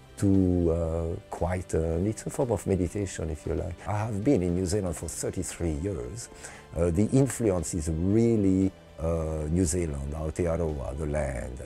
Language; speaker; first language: English; non-native, fluent; French